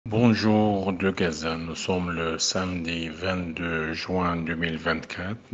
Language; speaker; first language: French; non-native, fluent; Arabic